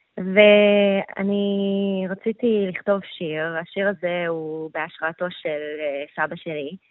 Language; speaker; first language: Hebrew; early bilingual, heritage; Hebrew